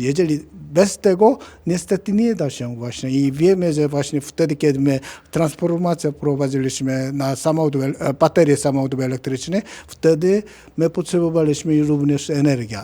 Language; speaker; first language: Polish; non-native, learner; Korean